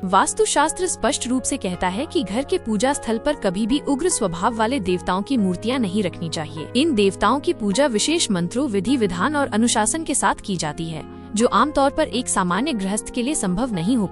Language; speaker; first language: Hindi; native; Hindi